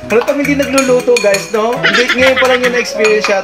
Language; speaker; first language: Filipino; native; Filipino